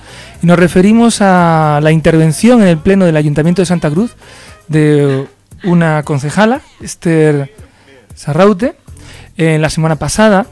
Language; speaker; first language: Spanish; native; Spanish